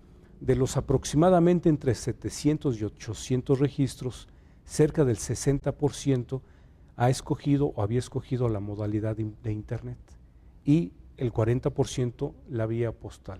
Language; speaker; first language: Spanish; native; Spanish